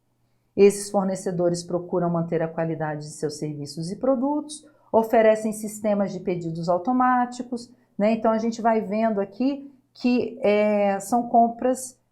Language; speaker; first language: Portuguese; native; Portuguese